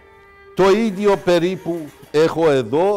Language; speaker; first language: Greek; non-native, learner; Persian